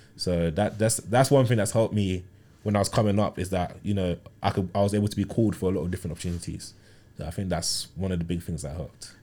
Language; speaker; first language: English; early bilingual, other home language; Yoruba